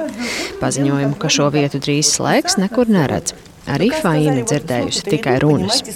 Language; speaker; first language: Latvian; native; Latvian